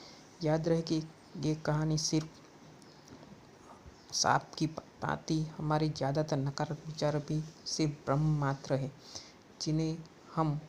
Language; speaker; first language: Hindi; native; Hindi